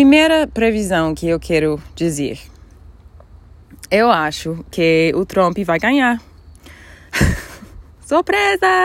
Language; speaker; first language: Portuguese; non-native, fluent; English